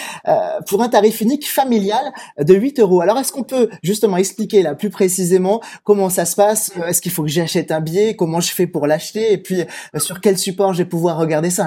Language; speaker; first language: French; native; French